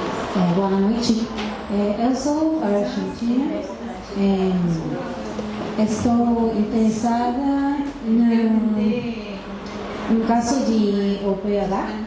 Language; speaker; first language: Portuguese; non-native, learner; Spanish